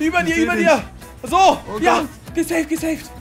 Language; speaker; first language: German; native; German